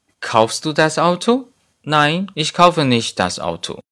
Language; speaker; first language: German; non-native, fluent; Chinese